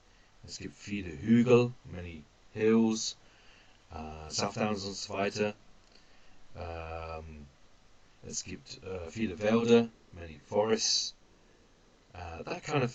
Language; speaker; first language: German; non-native, fluent; English